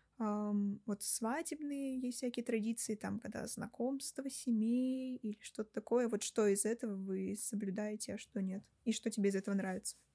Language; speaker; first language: Russian; native; Russian